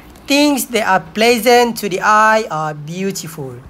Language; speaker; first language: English; non-native, local second language; Malay